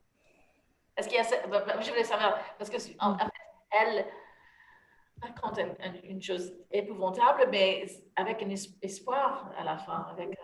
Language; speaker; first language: French; non-native, fluent; English